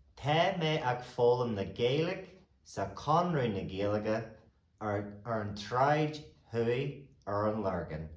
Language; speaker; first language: Irish; non-native, local second language; English